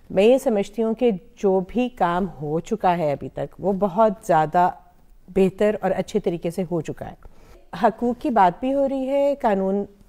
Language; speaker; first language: Urdu; non-native, local second language; Punjabi